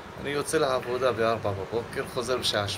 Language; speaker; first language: Hebrew; non-native, local second language; Arabic